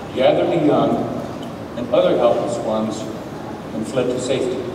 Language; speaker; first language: English; native; English